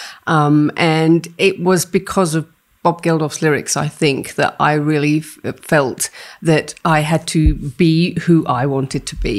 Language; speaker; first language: English; native; English